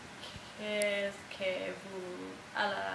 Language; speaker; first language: French; non-native, learner; English